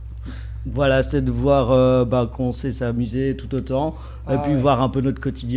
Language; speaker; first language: French; native; French